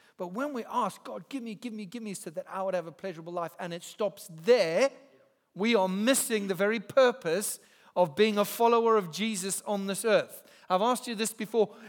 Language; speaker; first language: English; native; English